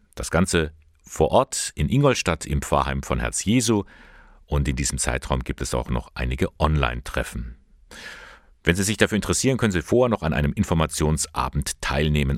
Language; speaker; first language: German; native; German